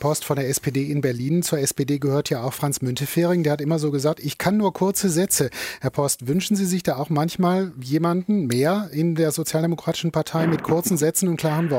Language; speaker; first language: German; native; German